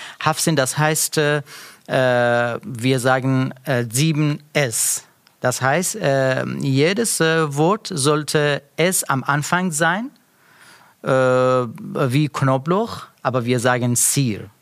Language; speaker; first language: German; non-native, learner; Persian